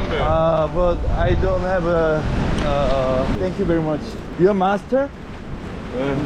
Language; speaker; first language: English; non-native, learner; Korean